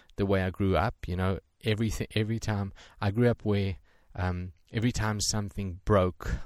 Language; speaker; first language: English; native; English